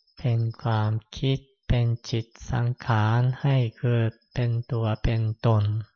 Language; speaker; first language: Thai; non-native, fluent; Japanese